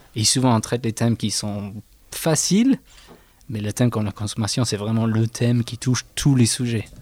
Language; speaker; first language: French; non-native, fluent; English